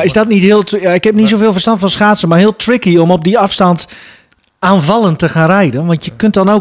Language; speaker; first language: Dutch; native; Dutch